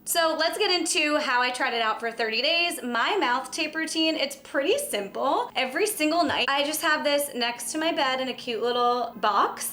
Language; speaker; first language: English; native; English